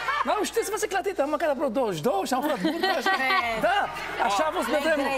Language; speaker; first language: Romanian; non-native, learner; Hebrew